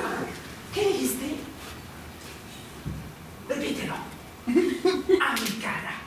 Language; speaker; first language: Spanish; non-native, learner; English